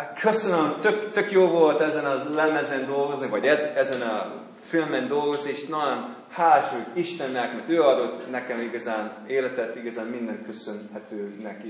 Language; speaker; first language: Hungarian; non-native, fluent; English